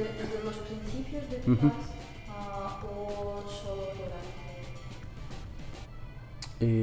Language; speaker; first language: Spanish; non-native, learner; Russian